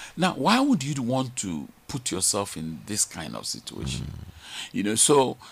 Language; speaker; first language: English; non-native, local second language; Ga